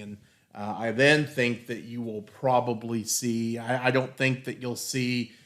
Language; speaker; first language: English; native; English